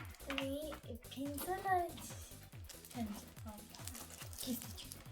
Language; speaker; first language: Persian; early bilingual, heritage; Tajik